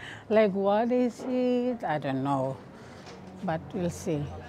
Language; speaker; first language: English; non-native, learner; Indonesian